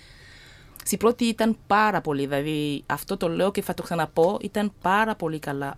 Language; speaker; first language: Greek; non-native, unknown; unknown